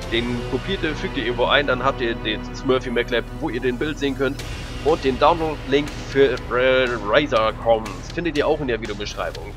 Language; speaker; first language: German; native; German